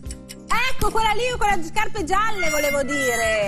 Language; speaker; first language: Italian; native; Italian